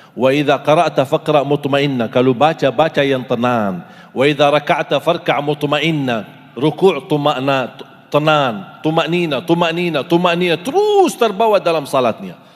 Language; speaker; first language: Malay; non-native, fluent; Arabic